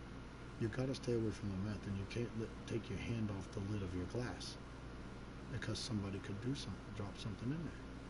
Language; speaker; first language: English; native; English